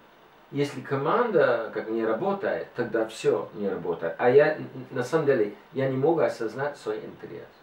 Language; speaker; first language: Russian; non-native, fluent; English